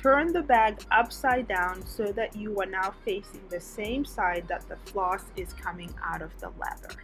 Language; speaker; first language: English; native; English